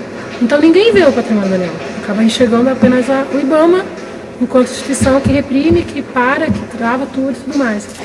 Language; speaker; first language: Portuguese; native; Portuguese